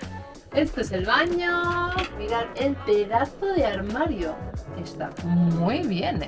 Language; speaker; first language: Spanish; native; Spanish